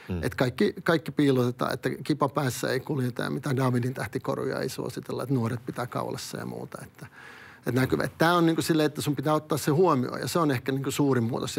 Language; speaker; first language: Finnish; early bilingual, other home language; Swedish